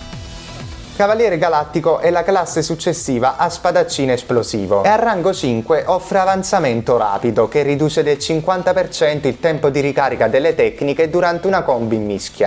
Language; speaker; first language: Italian; native; Italian